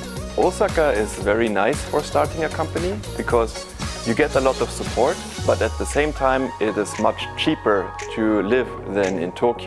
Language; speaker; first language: English; non-native, fluent; German